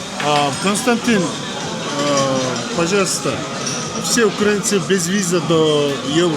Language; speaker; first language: Russian; non-native, learner; Mongolian